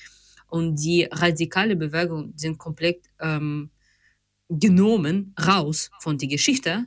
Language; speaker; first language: German; non-native, fluent; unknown